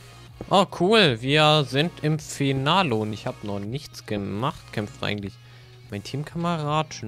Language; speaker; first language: German; native; German